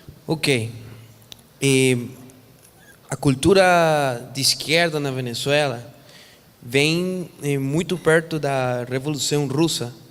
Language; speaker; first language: Portuguese; non-native, fluent; Spanish